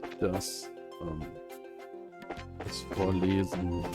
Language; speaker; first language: German; native; German